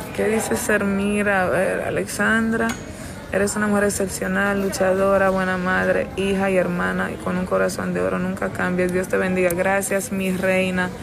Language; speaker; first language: Spanish; non-native, fluent; Romanian